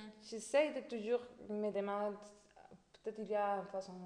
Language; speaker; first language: French; non-native, fluent; Spanish